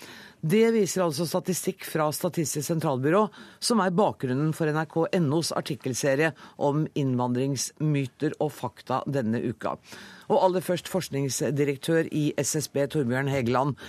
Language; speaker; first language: Norwegian; native; Norwegian